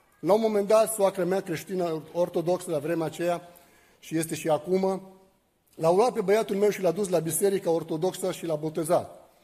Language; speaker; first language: Romanian; non-native, fluent; Arabic